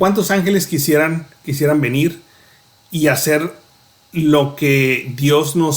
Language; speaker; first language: Spanish; native; Spanish